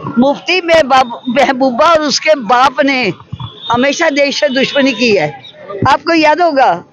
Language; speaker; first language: Hindi; non-native, local second language; Punjabi